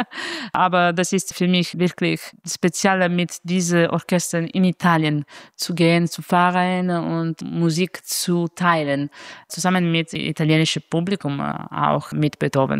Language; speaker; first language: German; non-native, fluent; Italian